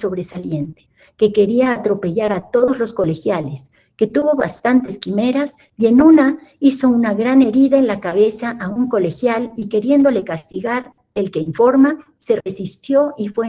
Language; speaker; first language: Spanish; native; Spanish